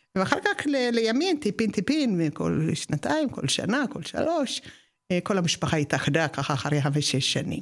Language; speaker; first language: Hebrew; non-native, fluent; Amharic